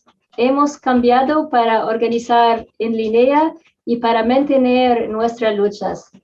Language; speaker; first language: Spanish; non-native, fluent; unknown